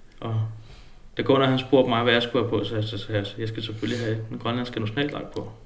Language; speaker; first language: Danish; early bilingual, other home language; Kalaallisut